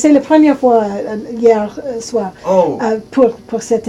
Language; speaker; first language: French; non-native, learner; English